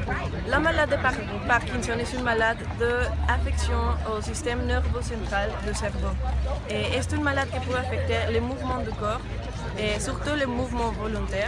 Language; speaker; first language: French; non-native, learner; Spanish